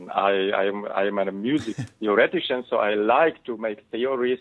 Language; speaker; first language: English; non-native, fluent; Polish